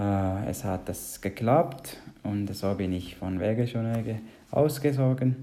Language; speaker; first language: German; non-native, learner; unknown